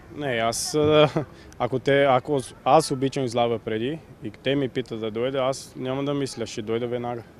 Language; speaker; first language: Bulgarian; non-native, learner; Portuguese